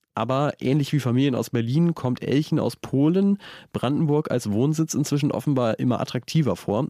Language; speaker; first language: German; native; German